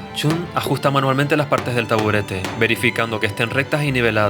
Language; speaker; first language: Spanish; native; Spanish